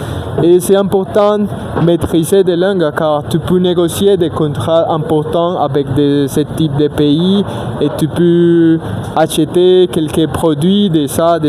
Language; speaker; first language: French; non-native, learner; Spanish